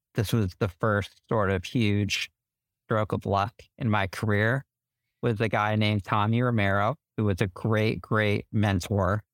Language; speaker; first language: English; native; English